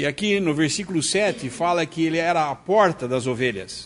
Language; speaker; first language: Portuguese; native; Portuguese